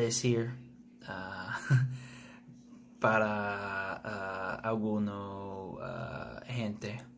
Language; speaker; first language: Spanish; non-native, learner; English